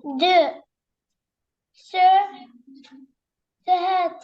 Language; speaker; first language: French; non-native, learner; Arabic